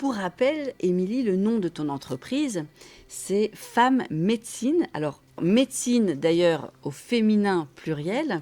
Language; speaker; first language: French; native; French